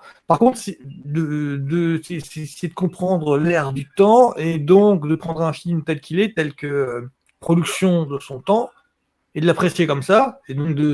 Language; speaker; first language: French; native; French